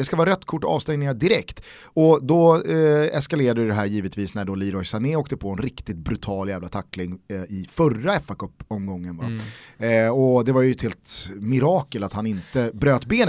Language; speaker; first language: Swedish; native; Swedish